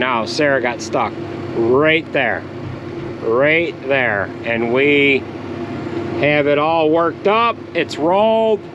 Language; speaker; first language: English; native; English